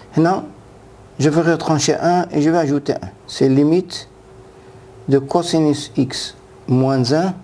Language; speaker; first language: French; non-native, local second language; Arabic